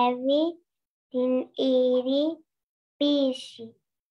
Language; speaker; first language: Greek; non-native, learner; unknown